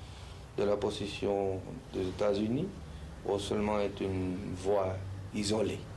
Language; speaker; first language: French; non-native, fluent; Spanish